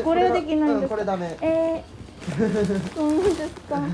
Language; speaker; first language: Japanese; non-native, learner; Korean